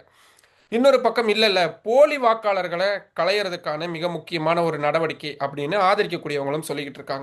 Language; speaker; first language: Tamil; native; Tamil